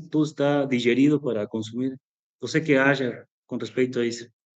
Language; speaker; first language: Portuguese; non-native, fluent; Spanish